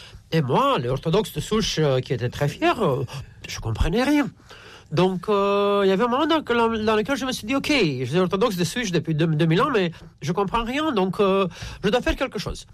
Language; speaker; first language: French; non-native, fluent; Romanian